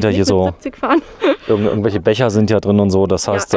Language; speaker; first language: German; native; German